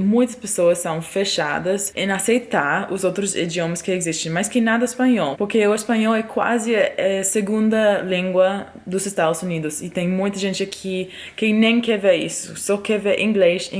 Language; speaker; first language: Portuguese; non-native, fluent; English